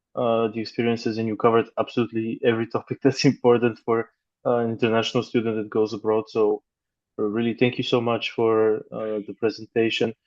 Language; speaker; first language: English; non-native, fluent; Bulgarian